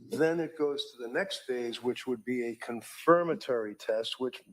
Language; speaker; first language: English; native; English